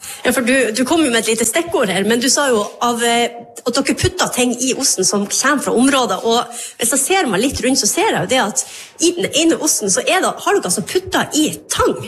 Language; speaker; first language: Norwegian; native; Norwegian